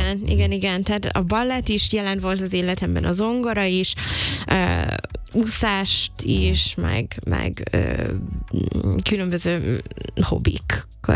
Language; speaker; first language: Hungarian; non-native, fluent; English